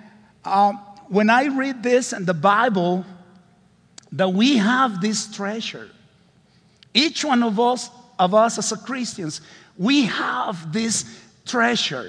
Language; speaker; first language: English; non-native, fluent; Spanish